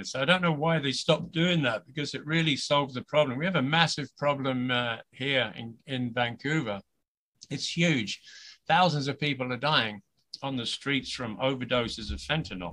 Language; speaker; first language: English; native; English